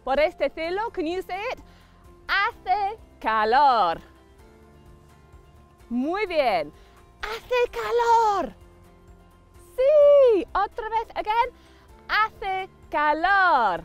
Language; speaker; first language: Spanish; non-native, fluent; English